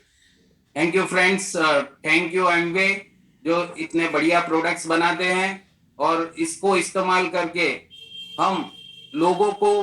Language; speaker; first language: Hindi; native; Hindi